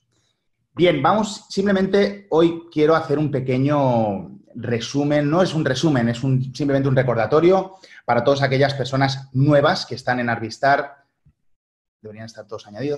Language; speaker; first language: Spanish; native; Spanish